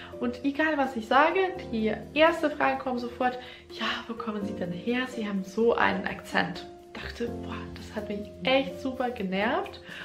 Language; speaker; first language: German; non-native, fluent; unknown